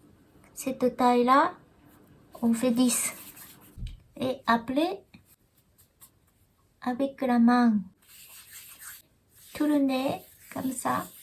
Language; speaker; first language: French; non-native, learner; Japanese